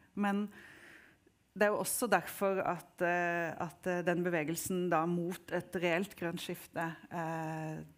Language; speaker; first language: Norwegian; native; Norwegian